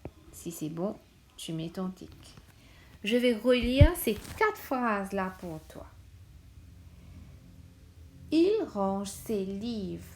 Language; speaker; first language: French; non-native, local second language; Morisyen